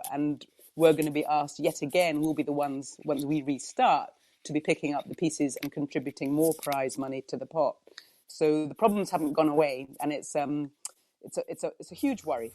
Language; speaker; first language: English; native; English